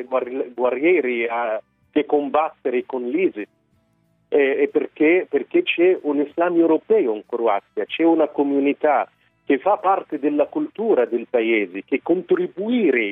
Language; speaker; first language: Italian; non-native, fluent; Arabic